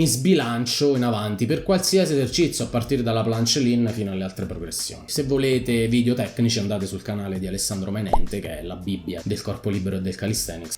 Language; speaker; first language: Italian; native; Italian